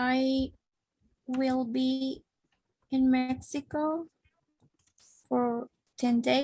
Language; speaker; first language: English; non-native, learner; Spanish